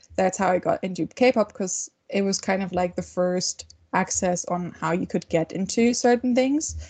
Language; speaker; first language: English; non-native, fluent; German